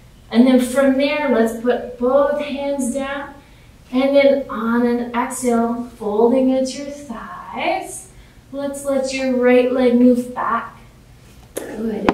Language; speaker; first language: English; native; English